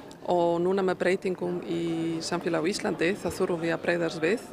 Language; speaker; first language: Icelandic; non-native, fluent; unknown